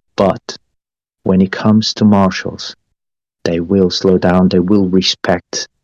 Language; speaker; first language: English; non-native, fluent; Portuguese